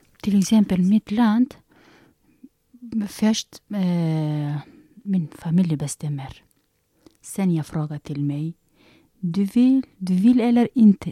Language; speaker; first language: Swedish; non-native, learner; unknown